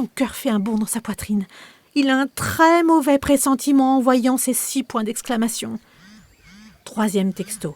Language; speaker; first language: French; native; French